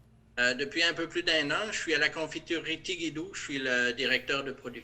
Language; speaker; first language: French; native; French